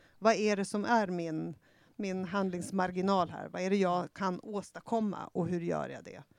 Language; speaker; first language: Swedish; native; Swedish